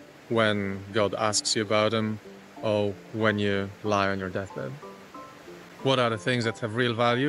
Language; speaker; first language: English; non-native, fluent; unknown